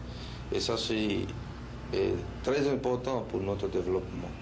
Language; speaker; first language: French; non-native, fluent; Spanish